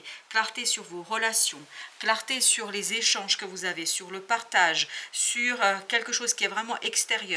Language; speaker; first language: French; native; French